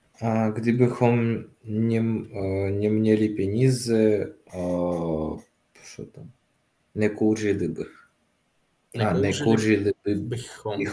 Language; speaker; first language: Czech; non-native, learner; Russian